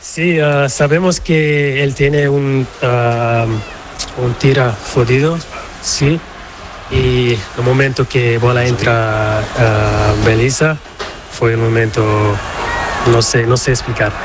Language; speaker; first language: Spanish; non-native, learner; Portuguese